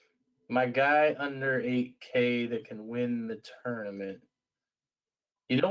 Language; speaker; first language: English; native; English